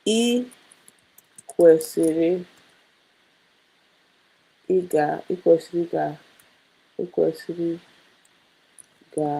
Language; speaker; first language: Igbo; non-native, learner; English